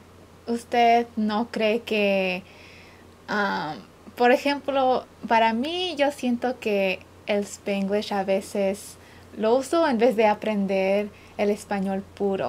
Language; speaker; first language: Spanish; early bilingual, other home language; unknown